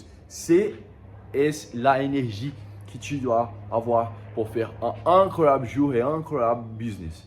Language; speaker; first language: French; non-native, learner; Portuguese